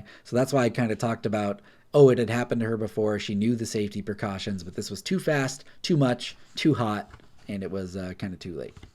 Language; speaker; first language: English; native; English